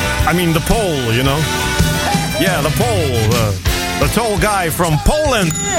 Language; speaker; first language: English; non-native, fluent; Russian